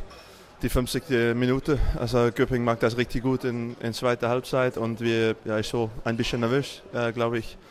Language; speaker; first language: German; non-native, learner; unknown